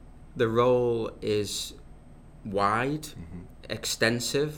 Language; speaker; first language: English; native; English